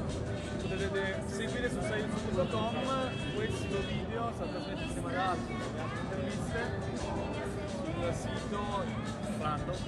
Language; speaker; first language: Italian; native; Italian